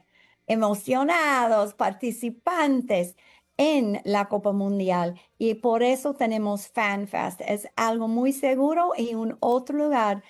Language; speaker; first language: Spanish; non-native, fluent; English